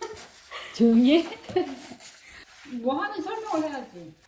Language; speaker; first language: Korean; native; Korean